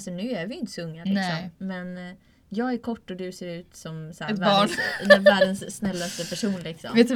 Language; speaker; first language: Swedish; native; Swedish